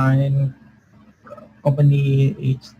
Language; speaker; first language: English; non-native, learner; Vietnamese